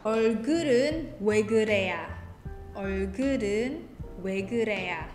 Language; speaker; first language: Korean; non-native, learner; Indonesian